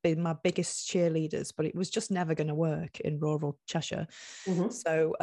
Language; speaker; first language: English; native; English